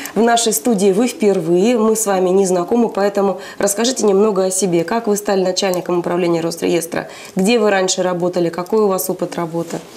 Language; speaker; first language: Russian; native; Russian